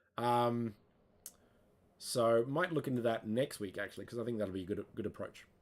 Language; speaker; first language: English; native; English